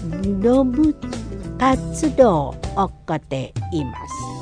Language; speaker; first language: Japanese; non-native, learner; Indonesian